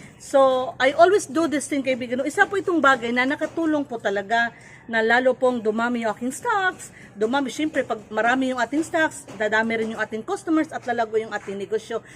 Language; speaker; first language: Filipino; non-native, local second language; Cebuano